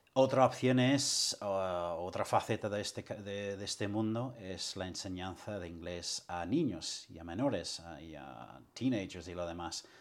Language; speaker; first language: Spanish; non-native, fluent; English